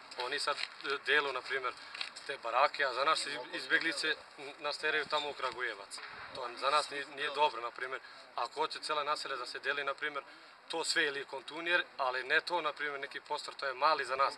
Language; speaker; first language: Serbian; non-native, local second language; Romany